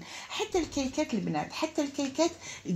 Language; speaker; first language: Arabic; native; Arabic